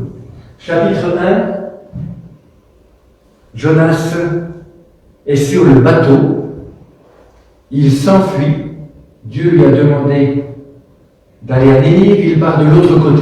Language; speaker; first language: French; native; French